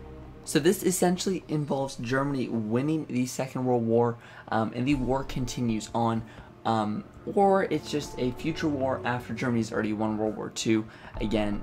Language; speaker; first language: English; native; English